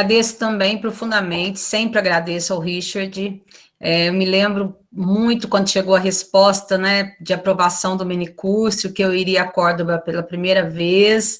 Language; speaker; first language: Portuguese; native; Portuguese